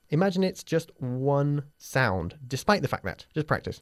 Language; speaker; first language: English; native; English